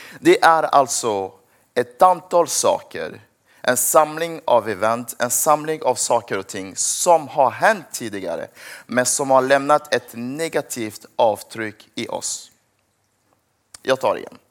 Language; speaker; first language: Swedish; early bilingual, other home language; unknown